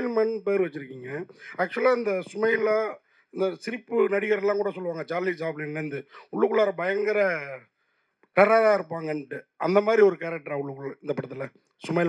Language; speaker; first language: Tamil; native; Tamil